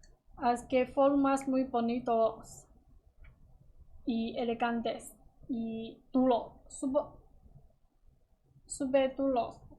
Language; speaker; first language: Spanish; non-native, learner; Chinese